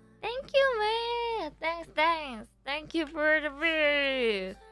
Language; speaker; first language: English; non-native, learner; Korean